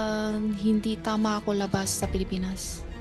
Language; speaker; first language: Filipino; non-native, learner; Chinese